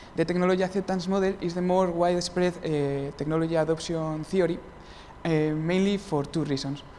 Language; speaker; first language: English; non-native, fluent; Spanish